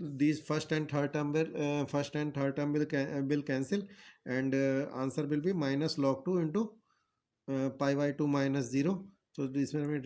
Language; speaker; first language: English; non-native, local second language; Hindi